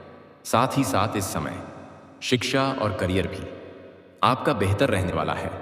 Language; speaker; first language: Hindi; native; Hindi